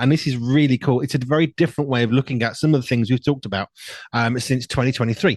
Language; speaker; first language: English; native; English